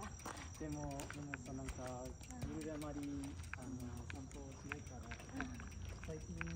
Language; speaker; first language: Japanese; non-native, fluent; Spanish